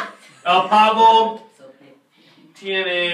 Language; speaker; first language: Spanish; non-native, fluent; English